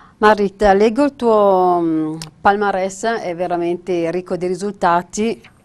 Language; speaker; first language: Italian; native; Italian